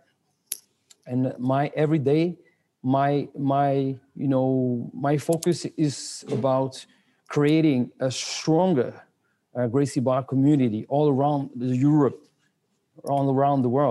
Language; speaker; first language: English; non-native, fluent; French